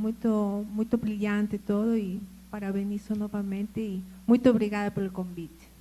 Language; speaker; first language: Portuguese; non-native, fluent; Spanish